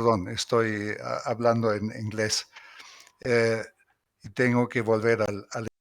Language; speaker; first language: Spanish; non-native, fluent; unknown